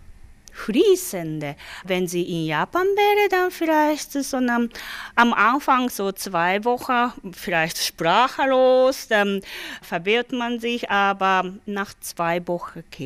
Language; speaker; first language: German; non-native, learner; Japanese